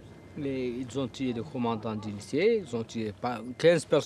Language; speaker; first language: French; non-native, local second language; Arabic